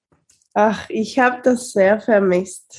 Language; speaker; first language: German; early bilingual, heritage; Spanish